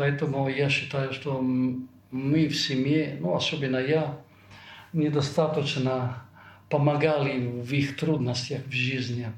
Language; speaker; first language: Russian; non-native, fluent; Italian